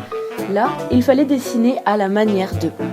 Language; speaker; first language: French; native; French